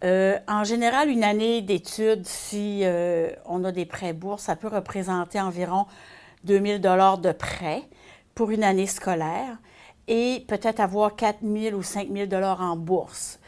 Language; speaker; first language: French; native; French